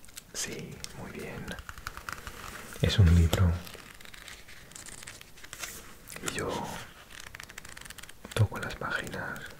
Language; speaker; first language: Spanish; non-native, learner; Welsh